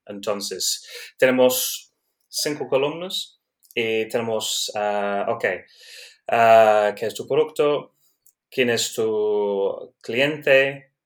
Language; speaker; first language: Spanish; non-native, learner; English